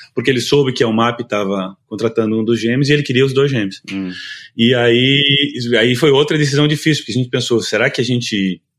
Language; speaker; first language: Portuguese; native; Portuguese